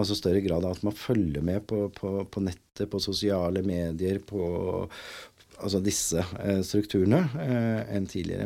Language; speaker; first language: Norwegian; native; Norwegian